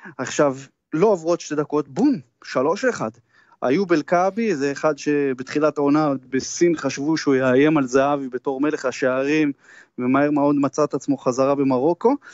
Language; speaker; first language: Hebrew; native; Hebrew